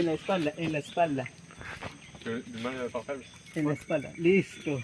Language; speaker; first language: Spanish; non-native, local second language; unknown